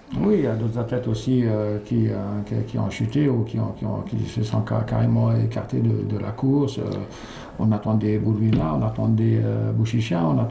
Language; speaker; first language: French; non-native, local second language; Arabic